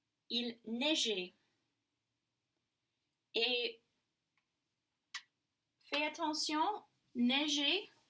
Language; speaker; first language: French; non-native, learner; English